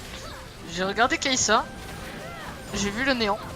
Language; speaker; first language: French; native; French